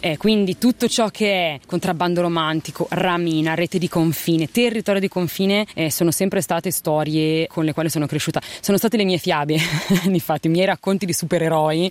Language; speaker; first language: Italian; native; Italian